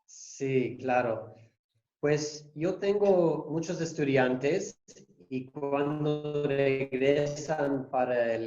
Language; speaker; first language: Spanish; non-native, fluent; English